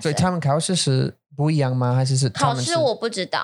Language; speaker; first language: Chinese; non-native, learner; English